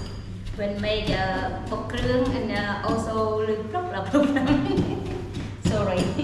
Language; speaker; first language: English; non-native, learner; Khmer